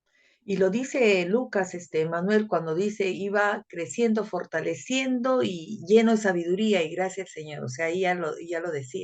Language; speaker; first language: Spanish; native; Spanish